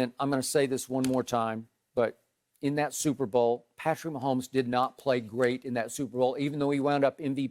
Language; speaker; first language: English; native; English